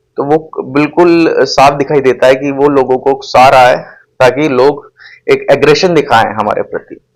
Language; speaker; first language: Hindi; native; Hindi